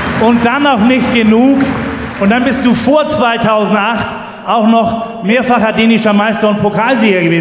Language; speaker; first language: German; native; German